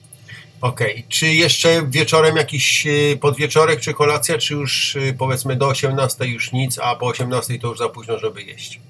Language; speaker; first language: Polish; native; Polish